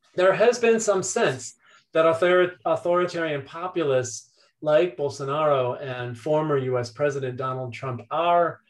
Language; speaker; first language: English; native; English